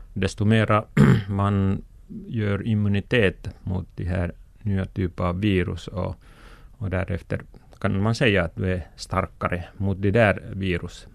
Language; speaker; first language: Swedish; non-native, local second language; Finnish